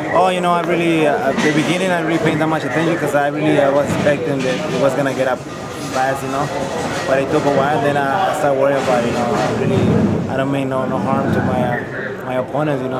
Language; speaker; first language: English; non-native, fluent; Spanish